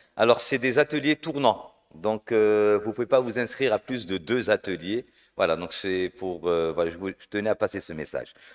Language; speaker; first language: French; non-native, local second language; Arabic